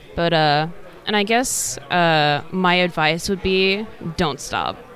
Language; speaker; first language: English; native; English